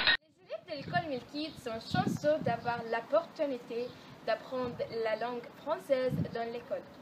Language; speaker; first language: French; non-native, learner; Arabic